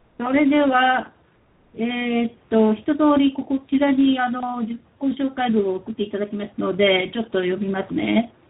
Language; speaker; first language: Japanese; native; Japanese